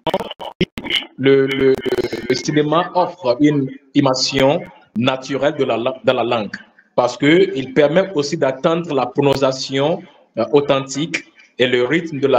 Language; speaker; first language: French; non-native, fluent; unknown